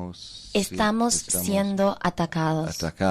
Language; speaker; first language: Spanish; native; Spanish